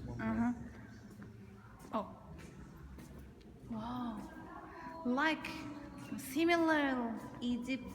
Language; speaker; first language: English; non-native, learner; Korean